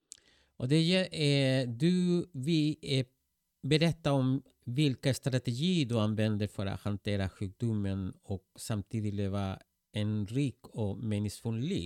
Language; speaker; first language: Swedish; non-native, fluent; Spanish